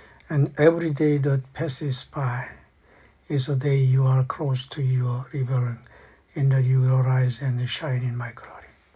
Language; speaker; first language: English; non-native, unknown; Korean